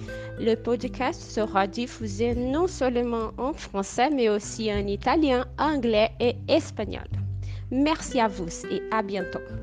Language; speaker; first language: French; non-native, fluent; Portuguese